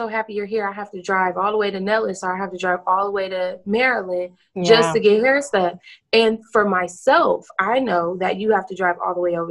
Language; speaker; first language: English; native; English